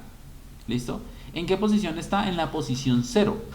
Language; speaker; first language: Spanish; native; Spanish